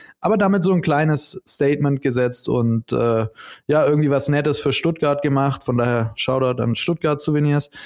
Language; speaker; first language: German; native; German